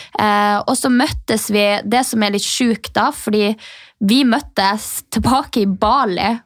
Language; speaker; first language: Norwegian; native; Norwegian